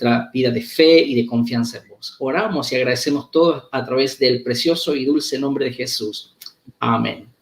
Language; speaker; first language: Spanish; native; Spanish